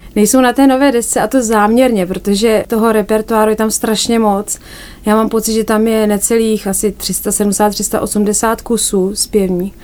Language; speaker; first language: Czech; native; Czech